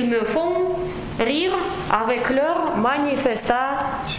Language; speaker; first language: French; non-native, fluent; Russian